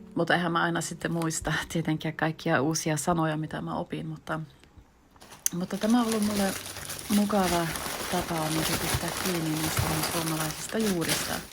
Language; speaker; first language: Finnish; early bilingual, heritage; Finnish